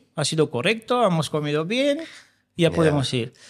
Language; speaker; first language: Spanish; non-native, fluent; Romanian